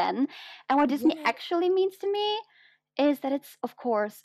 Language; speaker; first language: English; non-native, fluent; Dutch